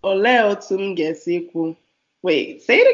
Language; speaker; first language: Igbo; non-native, learner; English